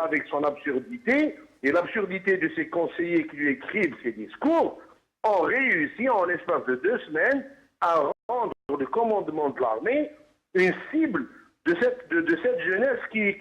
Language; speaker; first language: French; non-native, local second language; Kabyle